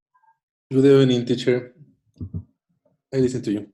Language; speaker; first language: English; non-native, learner; Spanish